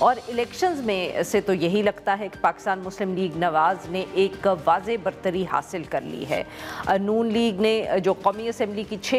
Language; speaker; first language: Urdu; native; Urdu